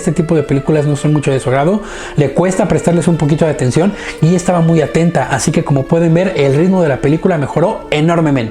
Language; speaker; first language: Spanish; native; Spanish